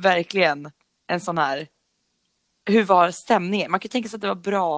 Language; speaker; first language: Swedish; native; Swedish